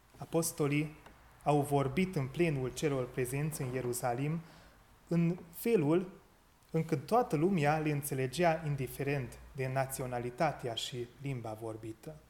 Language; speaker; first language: Romanian; non-native, local second language; Hungarian